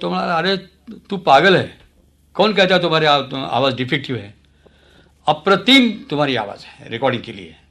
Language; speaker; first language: Hindi; non-native, local second language; Marathi